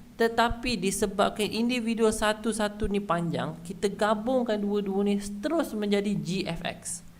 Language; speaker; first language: Malay; native; Malay